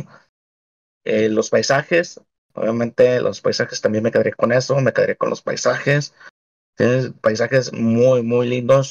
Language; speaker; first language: Spanish; native; Spanish